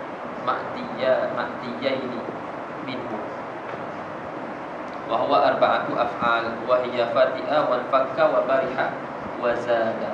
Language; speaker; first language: Arabic; non-native, fluent; Malay